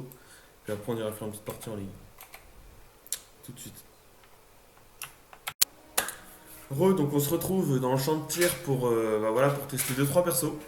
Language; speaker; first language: French; native; French